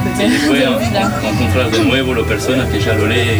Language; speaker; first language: Spanish; non-native, learner; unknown